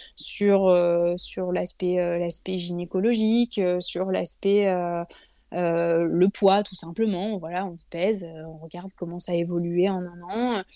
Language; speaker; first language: French; native; French